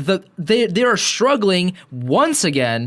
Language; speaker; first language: English; native; English